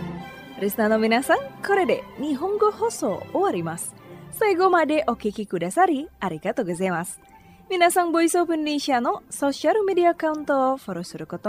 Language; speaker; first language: Japanese; non-native, fluent; Indonesian